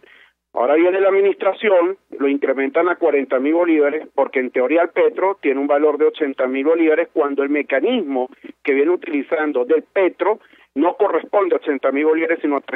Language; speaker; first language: Spanish; native; Spanish